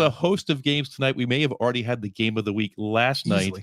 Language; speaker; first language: English; native; English